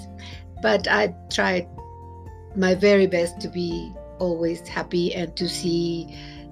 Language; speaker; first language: English; non-native, fluent; Spanish